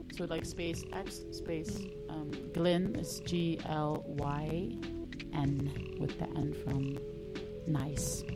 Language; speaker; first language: English; non-native, fluent; Dutch